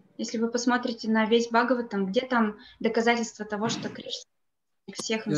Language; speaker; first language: Russian; native; Russian